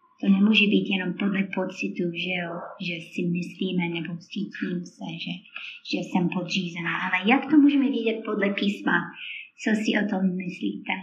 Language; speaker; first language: Czech; non-native, fluent; English